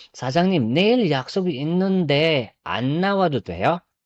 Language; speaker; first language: Korean; non-native, fluent; Filipino